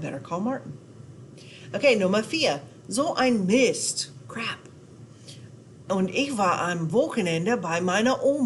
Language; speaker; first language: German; non-native, fluent; English